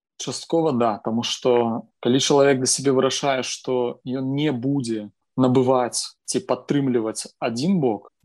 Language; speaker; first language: Belarusian; non-native, local second language; Russian